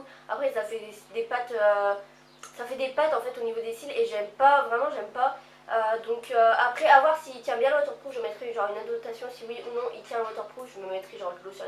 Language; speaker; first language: French; native; French